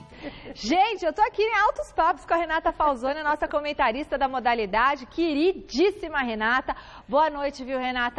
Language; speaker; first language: Portuguese; native; Portuguese